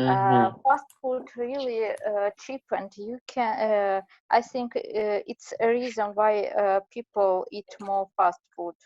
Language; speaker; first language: English; non-native, learner; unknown